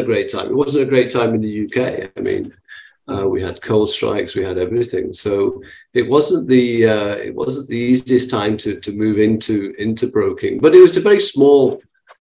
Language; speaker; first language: English; native; English